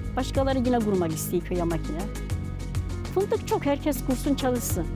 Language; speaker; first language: Turkish; native; Turkish